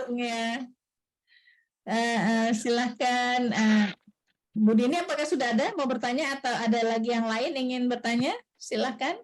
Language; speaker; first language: Malay; native; Malay